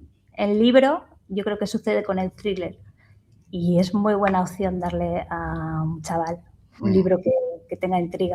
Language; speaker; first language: Spanish; native; Spanish